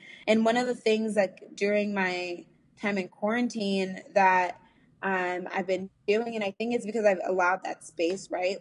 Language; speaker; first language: English; native; English